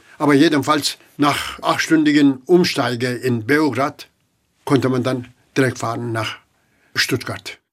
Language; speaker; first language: German; non-native, fluent; Turkish